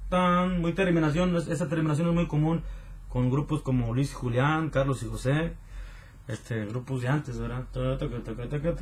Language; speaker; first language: Spanish; native; Spanish